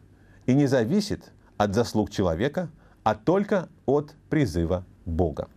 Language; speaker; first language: Russian; native; Russian